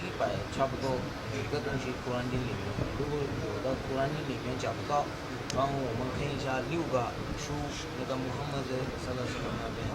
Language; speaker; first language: Chinese; non-native, learner; Punjabi